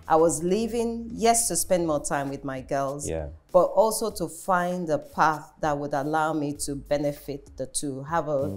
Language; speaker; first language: English; non-native, local second language; Yoruba